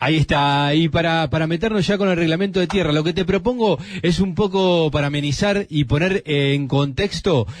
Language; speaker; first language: Spanish; native; Spanish